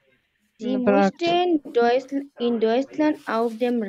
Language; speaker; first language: German; non-native, learner; Bangla